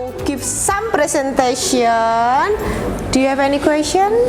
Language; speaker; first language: English; non-native, learner; Indonesian